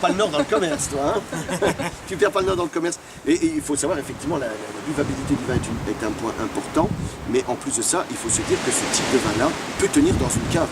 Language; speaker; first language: French; native; French